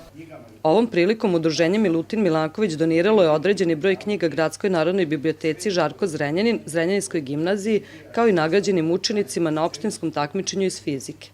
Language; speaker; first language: Serbian; native; Serbian